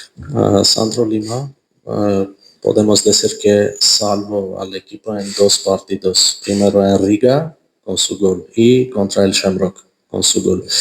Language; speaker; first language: Spanish; non-native, fluent; Armenian